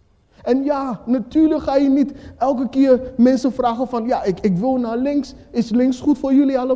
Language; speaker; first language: Dutch; non-native, fluent; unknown